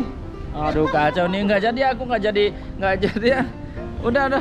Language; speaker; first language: Indonesian; native; Indonesian